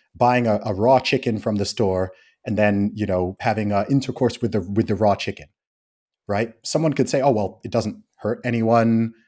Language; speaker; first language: English; native; English